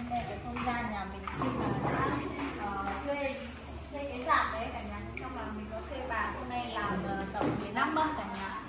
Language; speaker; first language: Vietnamese; non-native, local second language; Hmong